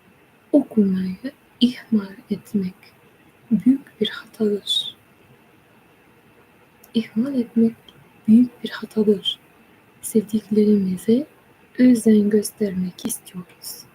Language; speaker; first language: Turkish; non-native, learner; English